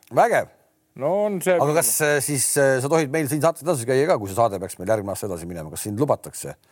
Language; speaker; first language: Estonian; native; Estonian